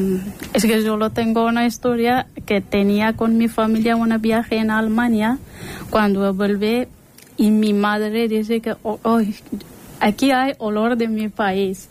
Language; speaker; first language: Spanish; non-native, learner; Persian